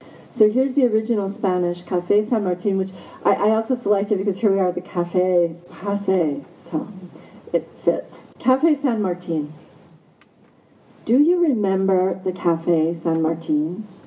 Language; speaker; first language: English; native; English